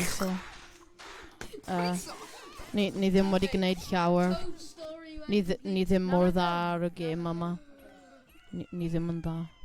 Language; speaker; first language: Welsh; non-native, local second language; English